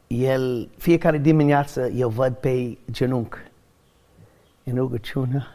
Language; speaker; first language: Romanian; non-native, learner; English